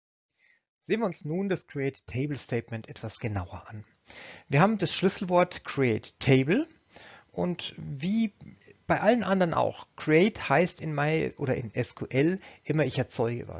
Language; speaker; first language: German; native; German